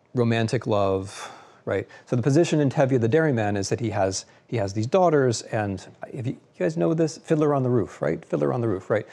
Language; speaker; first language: English; native; English